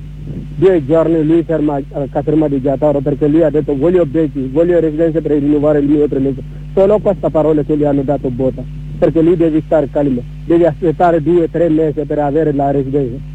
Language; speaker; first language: Italian; non-native, learner; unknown